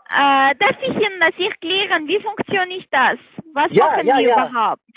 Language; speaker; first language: German; non-native, learner; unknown